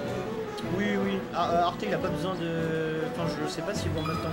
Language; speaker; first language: French; native; French